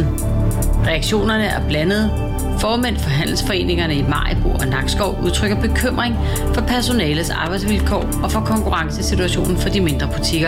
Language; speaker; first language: Danish; native; Danish